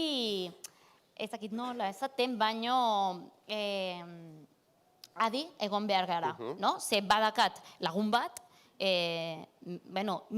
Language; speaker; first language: Basque; non-native, local second language; Catalan